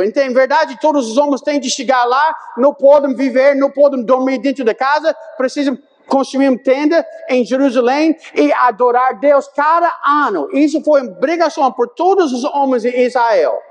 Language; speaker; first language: Portuguese; non-native, fluent; English